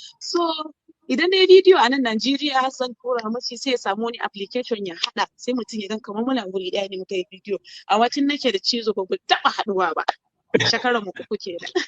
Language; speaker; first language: Hausa; non-native, local second language; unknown